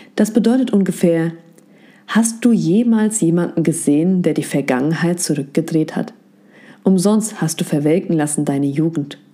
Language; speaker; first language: German; native; German